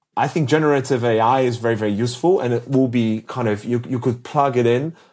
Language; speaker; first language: English; early bilingual, other home language; Polish